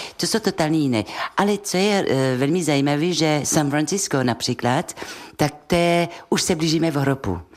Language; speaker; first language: Czech; non-native, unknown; French